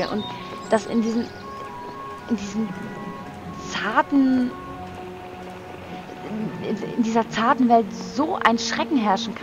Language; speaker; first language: German; native; German